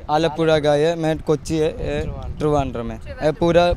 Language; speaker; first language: Hindi; non-native, local second language; Malayalam